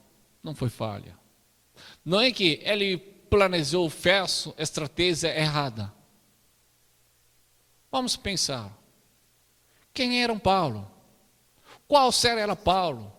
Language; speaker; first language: Portuguese; non-native, learner; Korean